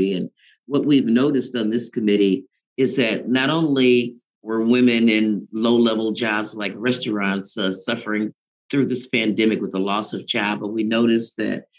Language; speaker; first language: English; native; English